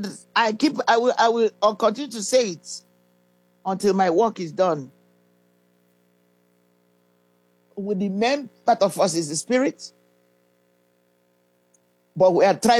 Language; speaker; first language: English; native; English